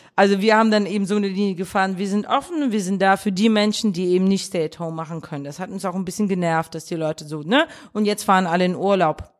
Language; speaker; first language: German; early bilingual, other home language; Russian